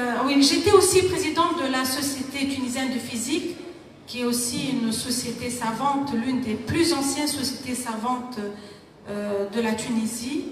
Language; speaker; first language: French; non-native, local second language; Arabic